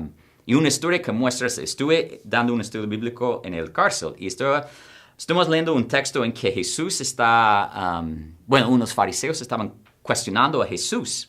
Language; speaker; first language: Spanish; non-native, fluent; English